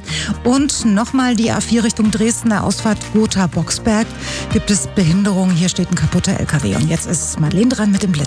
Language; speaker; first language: German; native; German